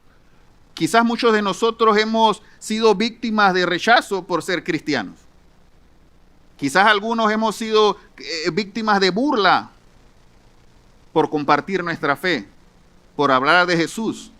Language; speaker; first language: Spanish; native; Spanish